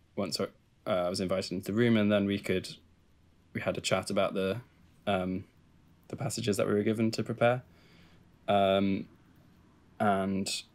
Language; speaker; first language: English; native; English